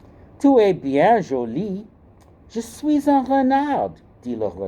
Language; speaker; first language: French; non-native, fluent; English